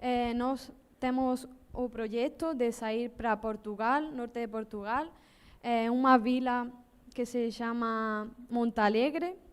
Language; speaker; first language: Portuguese; non-native, learner; Spanish